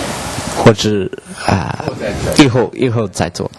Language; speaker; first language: Chinese; non-native, learner; English